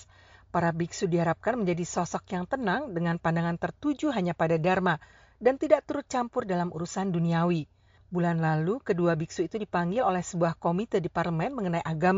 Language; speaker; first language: Indonesian; native; Indonesian